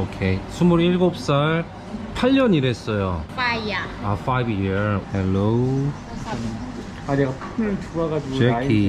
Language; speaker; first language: Korean; native; Korean